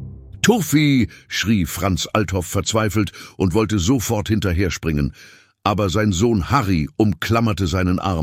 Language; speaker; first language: German; native; German